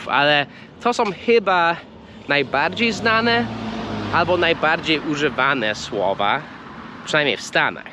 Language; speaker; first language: Polish; non-native, fluent; English